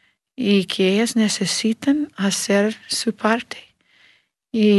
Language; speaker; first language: Spanish; non-native, learner; English